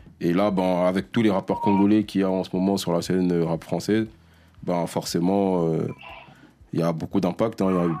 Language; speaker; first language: French; early bilingual, other home language; Lingala